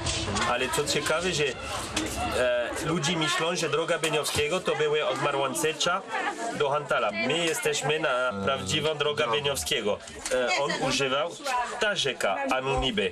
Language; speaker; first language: Polish; non-native, learner; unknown